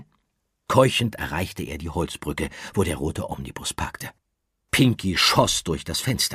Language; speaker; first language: German; native; German